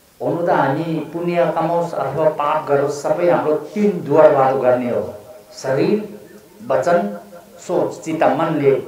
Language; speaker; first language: Nepali; non-native, local second language; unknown